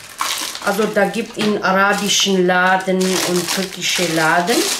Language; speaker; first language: German; non-native, learner; Turkish